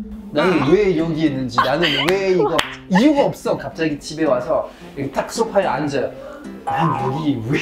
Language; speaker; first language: Korean; non-native, fluent; French